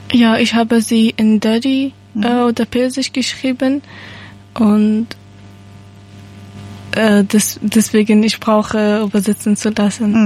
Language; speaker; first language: German; non-native, learner; Persian